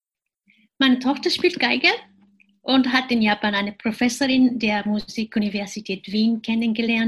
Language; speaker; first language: German; non-native, fluent; Japanese